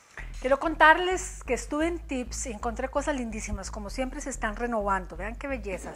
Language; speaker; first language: Spanish; native; Spanish